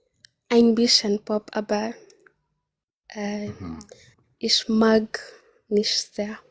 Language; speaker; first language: German; non-native, learner; Swahili